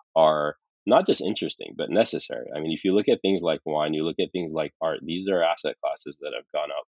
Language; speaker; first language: English; early bilingual, other home language; Arabic